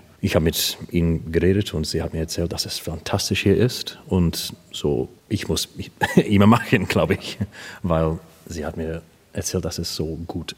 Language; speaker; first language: German; non-native, learner; English